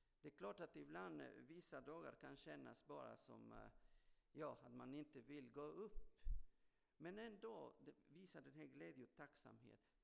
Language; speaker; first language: Swedish; non-native, fluent; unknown